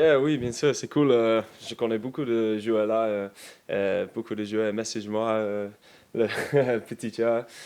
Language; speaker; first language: French; non-native, learner; English